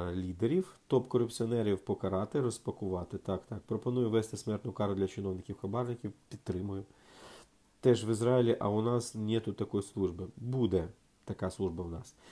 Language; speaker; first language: Ukrainian; native; Ukrainian